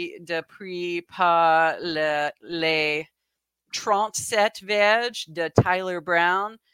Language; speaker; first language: French; non-native, learner; English